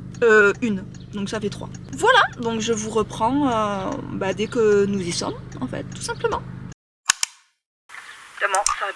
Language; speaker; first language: French; native; French